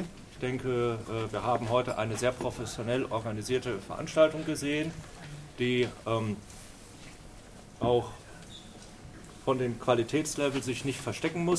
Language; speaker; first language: German; native; German